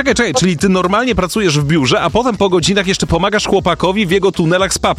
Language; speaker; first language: Polish; native; Polish